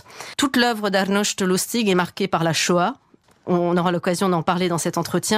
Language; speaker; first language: French; native; French